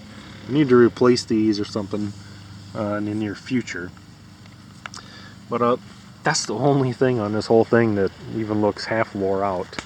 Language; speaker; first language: English; native; English